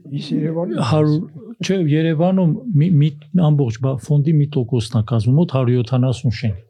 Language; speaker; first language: Armenian; native; Armenian